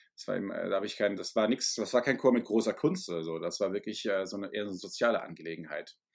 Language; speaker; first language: German; native; German